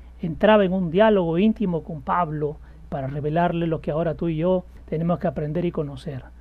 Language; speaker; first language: Spanish; native; Spanish